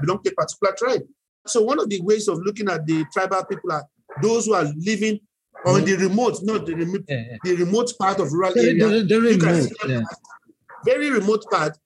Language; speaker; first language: English; non-native, local second language; Yoruba